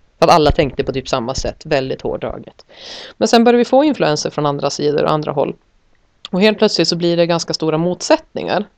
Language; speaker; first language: Swedish; native; Swedish